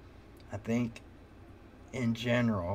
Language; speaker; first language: English; native; English